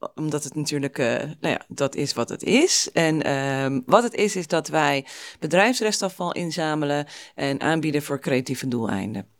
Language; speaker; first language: Dutch; non-native, fluent; English